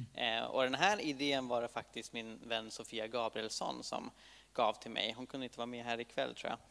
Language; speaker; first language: Swedish; native; Swedish